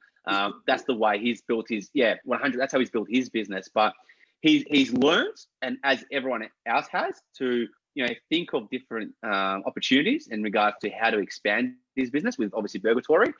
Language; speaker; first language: English; native; English